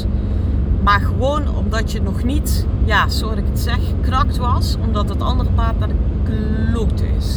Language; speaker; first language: Dutch; native; Dutch